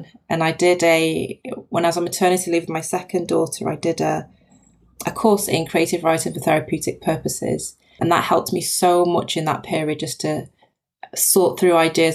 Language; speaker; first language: English; native; English